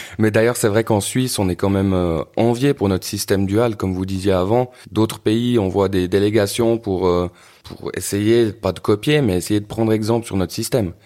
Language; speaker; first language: French; native; French